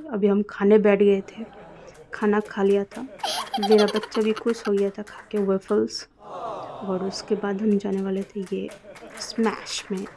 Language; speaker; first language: Hindi; non-native, local second language; Bangla